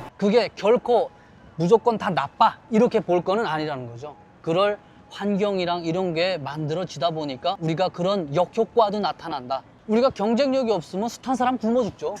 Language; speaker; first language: Korean; native; Korean